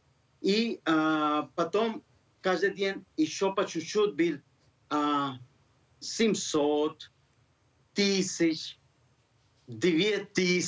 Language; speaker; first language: Russian; non-native, learner; Spanish